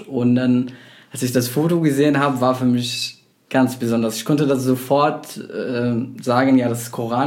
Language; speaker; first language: German; non-native, fluent; Arabic